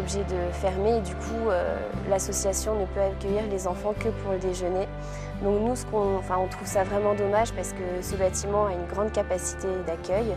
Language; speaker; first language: French; native; French